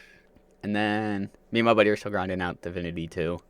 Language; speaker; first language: English; native; English